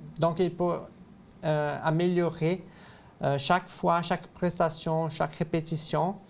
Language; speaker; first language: French; non-native, fluent; Portuguese